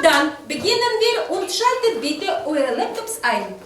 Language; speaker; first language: German; non-native, fluent; Russian